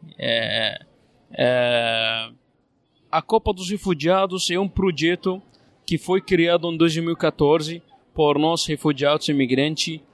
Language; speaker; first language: Portuguese; non-native, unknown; Arabic